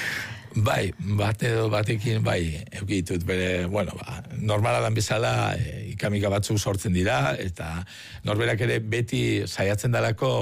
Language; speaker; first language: Basque; native; Basque